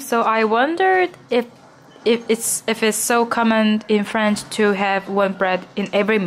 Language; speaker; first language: English; non-native, learner; Korean